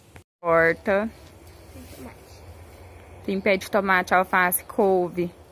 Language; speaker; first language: Portuguese; native; Portuguese